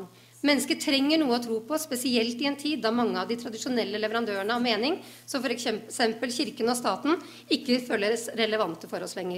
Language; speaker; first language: Norwegian; native; Norwegian